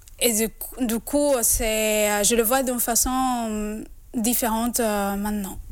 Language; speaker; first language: French; non-native, fluent; Spanish